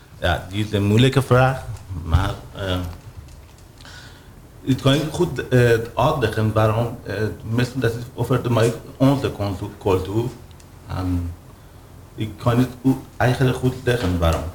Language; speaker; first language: Dutch; non-native, learner; Persian